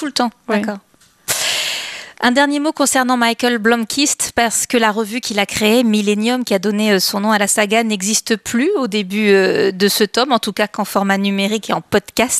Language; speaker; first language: French; native; French